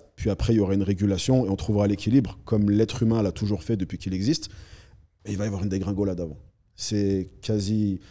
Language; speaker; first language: French; native; French